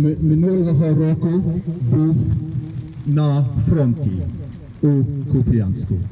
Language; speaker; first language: Ukrainian; non-native, learner; English